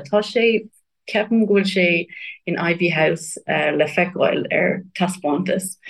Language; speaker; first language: Irish; non-native, local second language; English